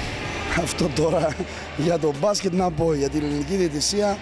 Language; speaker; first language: Greek; native; Greek